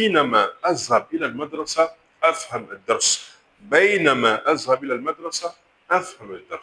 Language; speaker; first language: Arabic; non-native, fluent; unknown